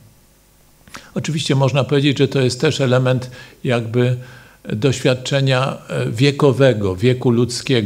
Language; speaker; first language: Polish; native; Polish